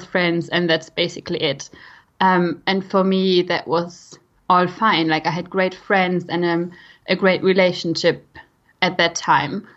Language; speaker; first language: English; non-native, fluent; German